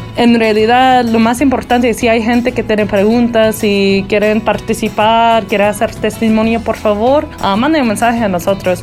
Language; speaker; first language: Spanish; early bilingual, heritage; Spanish